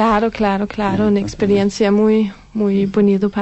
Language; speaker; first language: Spanish; non-native, learner; Danish